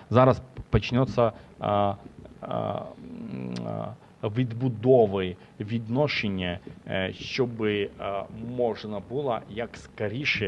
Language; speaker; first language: Ukrainian; non-native, local second language; Russian